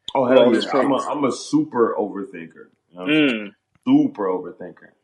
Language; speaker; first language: English; native; English